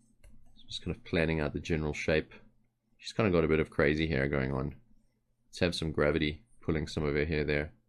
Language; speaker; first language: English; native; English